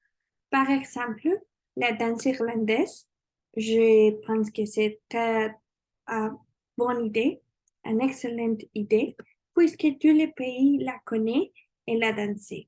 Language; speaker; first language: French; non-native, learner; Spanish